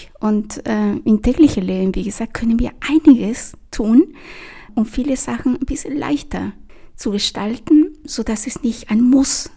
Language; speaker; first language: German; non-native, fluent; Spanish